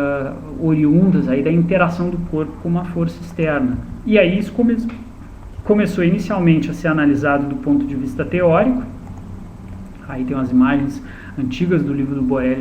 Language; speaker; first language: Portuguese; native; Portuguese